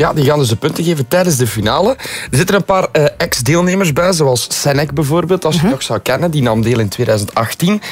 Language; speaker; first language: Dutch; native; Dutch